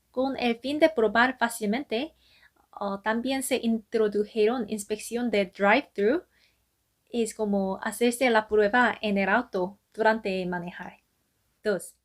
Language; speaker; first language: Spanish; non-native, fluent; Korean